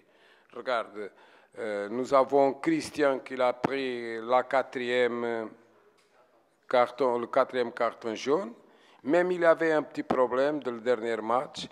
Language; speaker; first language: French; non-native, fluent; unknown